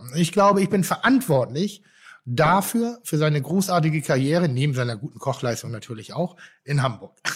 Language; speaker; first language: German; native; German